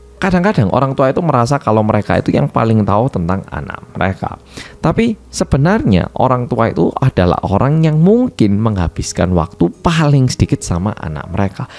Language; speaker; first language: Indonesian; non-native, fluent; Korean